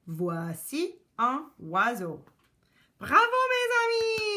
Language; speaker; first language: French; non-native, local second language; English